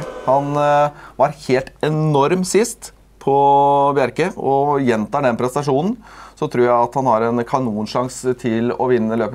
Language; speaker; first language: Norwegian; native; Norwegian